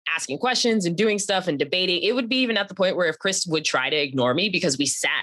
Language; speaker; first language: English; native; English